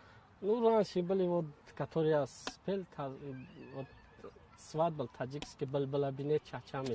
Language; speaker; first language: Russian; non-native, learner; Tajik